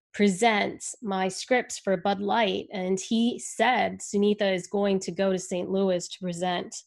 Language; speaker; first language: English; early bilingual, other home language; Hindi